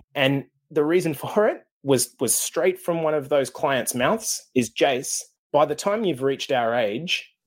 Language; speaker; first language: English; native; English